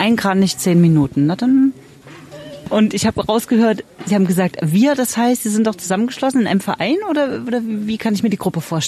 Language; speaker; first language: German; native; German